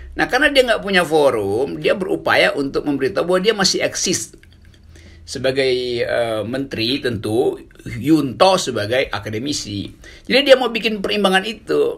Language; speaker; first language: Indonesian; native; Indonesian